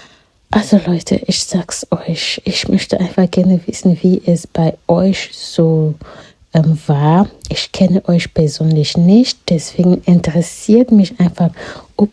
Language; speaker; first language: German; non-native, fluent; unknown